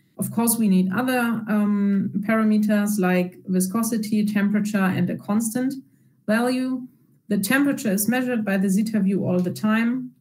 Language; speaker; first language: English; non-native, fluent; German